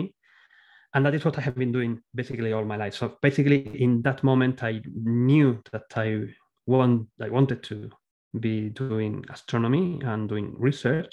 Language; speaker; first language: English; non-native, fluent; Spanish